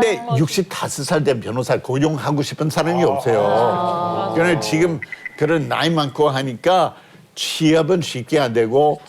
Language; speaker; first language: Korean; non-native, fluent; English